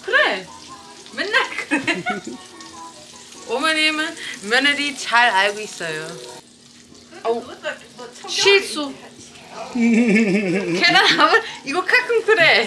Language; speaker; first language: Korean; non-native, fluent; German